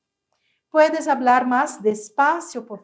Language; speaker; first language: Spanish; non-native, fluent; Portuguese